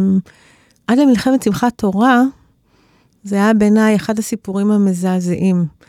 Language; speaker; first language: Hebrew; early bilingual, other home language; English